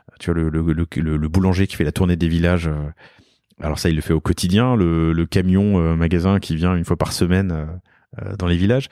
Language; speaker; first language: French; native; French